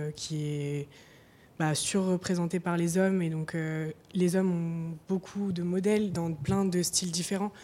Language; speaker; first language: French; native; French